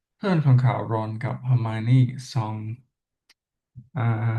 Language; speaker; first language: Thai; non-native, learner; English